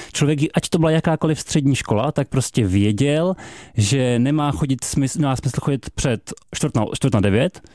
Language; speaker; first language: Czech; native; Czech